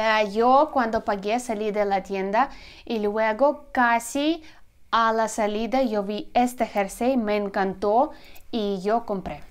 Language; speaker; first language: Spanish; non-native, learner; Ukrainian